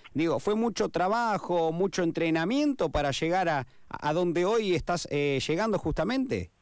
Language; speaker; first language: Spanish; native; Spanish